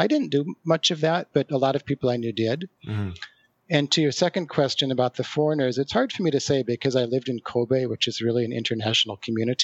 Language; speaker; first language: English; native; English